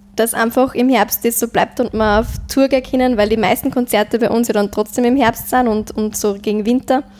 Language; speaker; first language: German; native; German